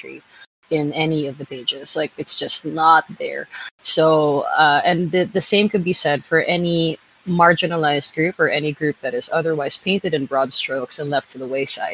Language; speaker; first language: English; non-native, local second language; Filipino